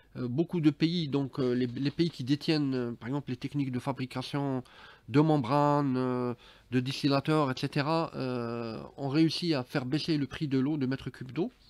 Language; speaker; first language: French; non-native, local second language; Arabic